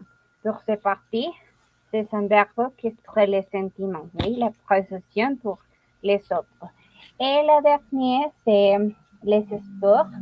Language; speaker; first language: French; non-native, learner; Spanish